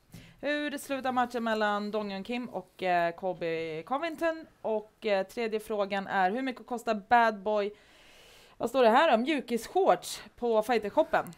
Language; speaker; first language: Swedish; native; Swedish